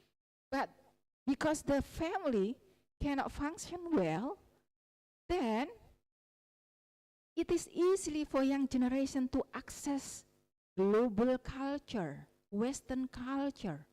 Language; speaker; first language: English; non-native, fluent; Indonesian